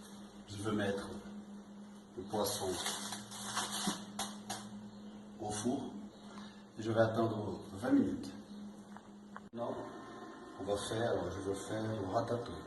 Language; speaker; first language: French; non-native, learner; Portuguese